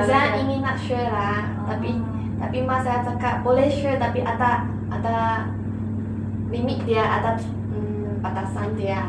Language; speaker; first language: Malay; non-native, local second language; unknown